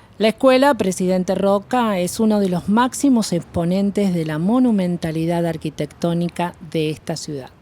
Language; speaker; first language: Spanish; native; Spanish